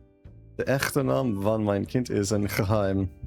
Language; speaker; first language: Dutch; non-native, learner; English